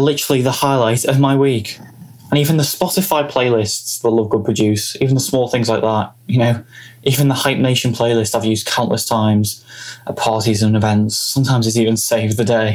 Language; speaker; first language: English; native; English